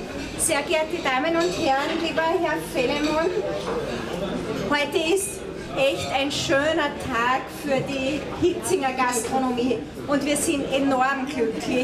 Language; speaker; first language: German; native; German